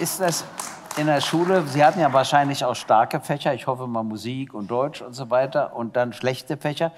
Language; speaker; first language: German; native; German